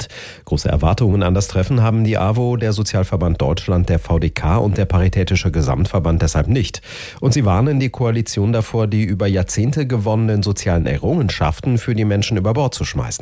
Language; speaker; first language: German; native; German